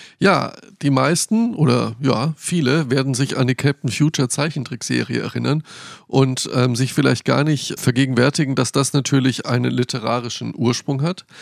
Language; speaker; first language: German; native; German